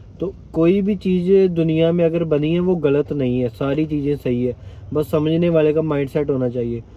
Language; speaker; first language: Hindi; non-native, local second language; Punjabi